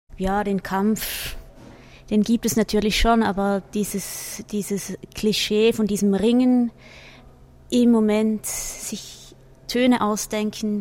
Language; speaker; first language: German; native; German